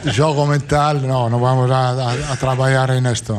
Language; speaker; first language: Portuguese; non-native, fluent; Italian